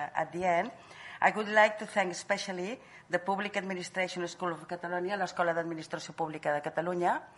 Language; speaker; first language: English; non-native, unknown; Catalan